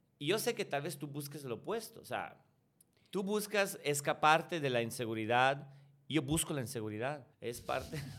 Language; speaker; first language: Spanish; non-native, fluent; Italian